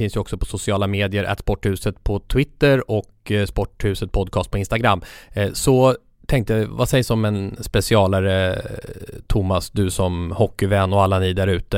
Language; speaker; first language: Swedish; native; Swedish